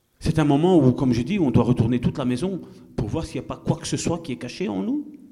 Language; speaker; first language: French; non-native, fluent; Italian